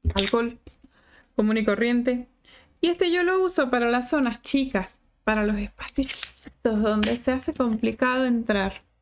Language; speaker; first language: Spanish; native; Spanish